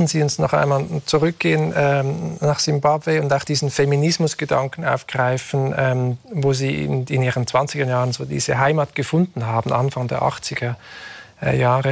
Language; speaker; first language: German; native; German